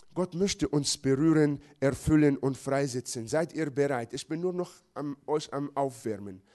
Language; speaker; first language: German; non-native, fluent; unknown